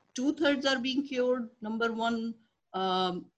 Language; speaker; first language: English; non-native, local second language; Urdu